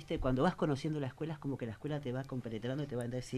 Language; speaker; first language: Spanish; native; Spanish